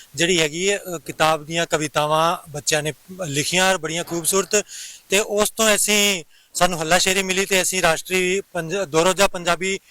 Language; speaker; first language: Punjabi; native; Punjabi